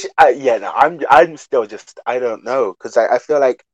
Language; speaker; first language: English; native; English